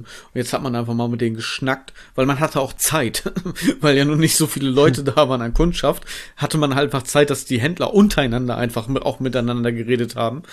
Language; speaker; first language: German; native; German